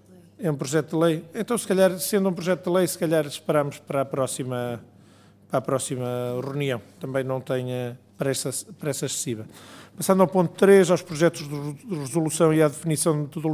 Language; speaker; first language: Portuguese; native; Portuguese